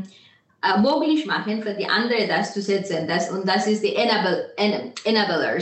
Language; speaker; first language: German; non-native, fluent; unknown